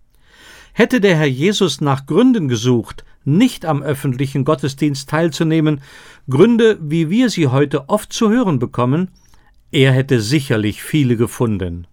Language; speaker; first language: German; native; German